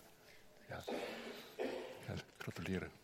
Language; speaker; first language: German; native; German